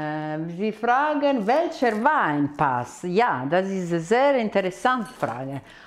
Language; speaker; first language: German; non-native, fluent; Italian